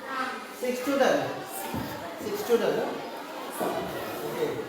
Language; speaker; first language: English; non-native, learner; Indonesian